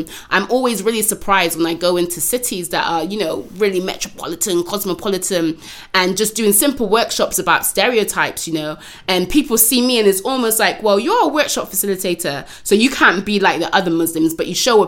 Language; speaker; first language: English; native; English